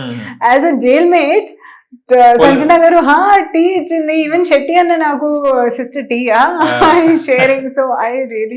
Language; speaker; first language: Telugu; non-native, learner; Hindi